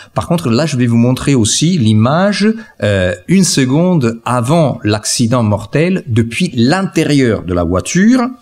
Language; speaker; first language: French; non-native, fluent; Italian